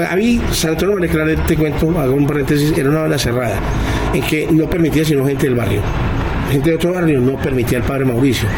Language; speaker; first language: Spanish; native; Spanish